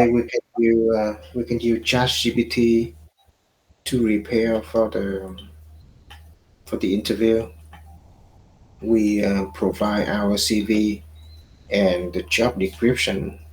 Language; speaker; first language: English; non-native, learner; Vietnamese